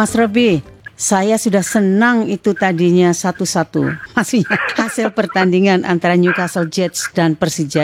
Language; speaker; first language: Indonesian; native; Indonesian